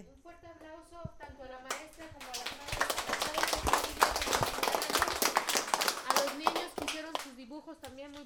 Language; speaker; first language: Spanish; native; Spanish